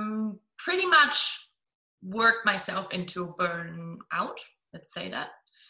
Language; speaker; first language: English; non-native, fluent; German